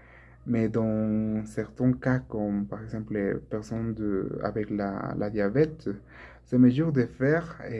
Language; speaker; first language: French; non-native, learner; Spanish